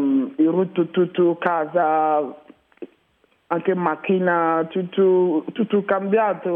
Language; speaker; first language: Italian; non-native, learner; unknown